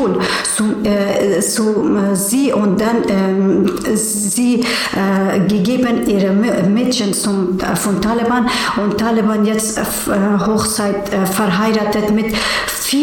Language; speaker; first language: German; non-native, learner; Persian